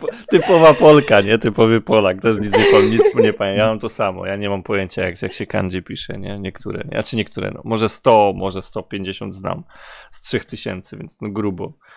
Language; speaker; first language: Polish; native; Polish